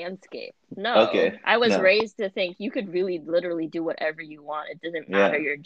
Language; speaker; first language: English; non-native, fluent; German